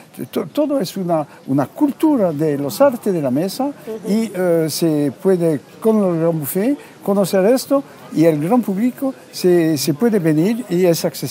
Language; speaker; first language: Spanish; non-native, fluent; French